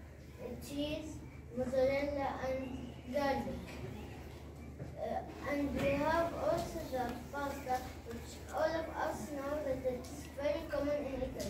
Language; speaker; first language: English; non-native, learner; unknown